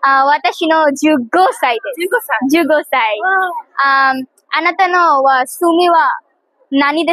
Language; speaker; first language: Japanese; non-native, learner; Bangla